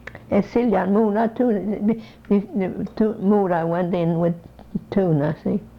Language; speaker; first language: English; non-native, fluent; Swedish